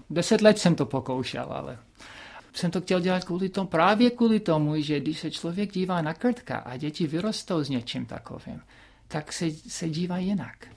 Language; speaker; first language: Czech; early bilingual, heritage; Czech